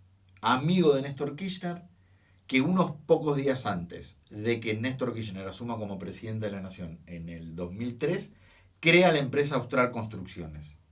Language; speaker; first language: Spanish; native; Spanish